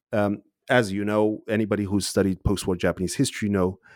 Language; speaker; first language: English; non-native, fluent; Uzbek